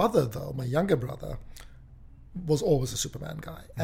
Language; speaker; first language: English; native; English